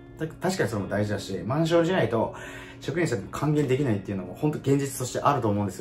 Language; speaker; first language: Japanese; native; Japanese